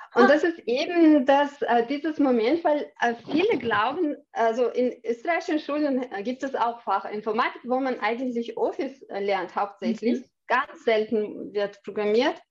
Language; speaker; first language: German; non-native, fluent; Russian